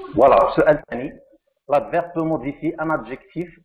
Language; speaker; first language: French; non-native, local second language; Arabic